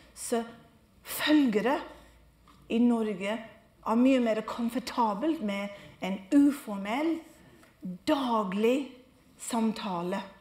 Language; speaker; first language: Norwegian; non-native, fluent; English